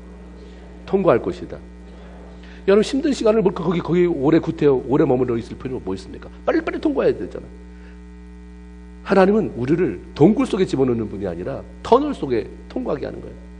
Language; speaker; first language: Korean; native; Korean